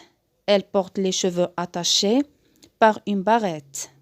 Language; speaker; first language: French; non-native, local second language; Arabic